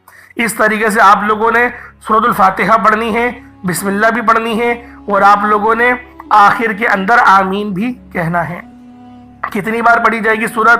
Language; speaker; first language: Urdu; native; Urdu